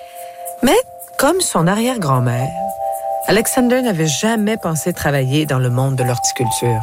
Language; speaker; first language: French; native; French